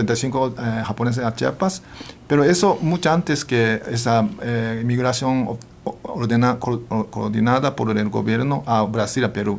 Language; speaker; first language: Spanish; non-native, fluent; Japanese